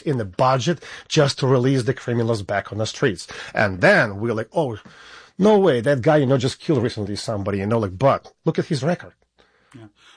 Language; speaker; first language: English; non-native, fluent; Russian